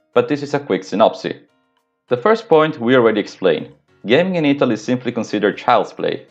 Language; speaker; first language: English; non-native, fluent; Italian